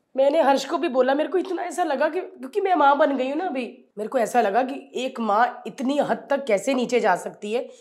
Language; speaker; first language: Hindi; non-native, local second language; Punjabi